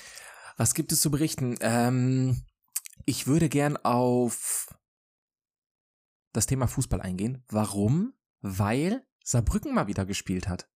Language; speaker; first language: German; native; German